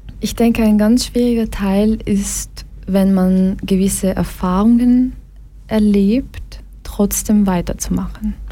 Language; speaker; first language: German; early bilingual, other home language; Portuguese